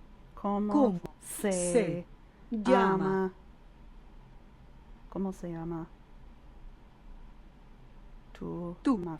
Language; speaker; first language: Spanish; non-native, learner; English